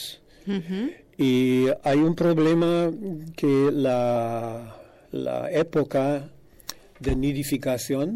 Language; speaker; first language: Spanish; non-native, fluent; German